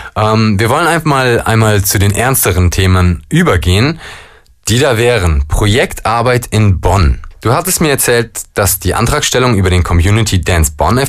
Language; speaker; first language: German; native; German